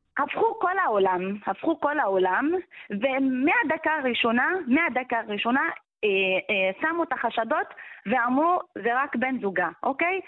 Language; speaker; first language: Hebrew; non-native, local second language; Arabic